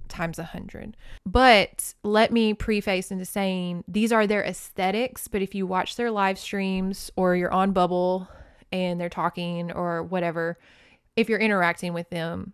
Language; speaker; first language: English; native; English